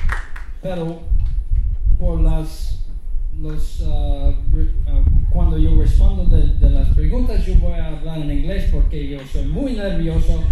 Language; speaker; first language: Spanish; non-native, learner; English